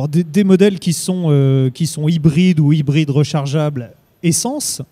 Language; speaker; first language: French; native; French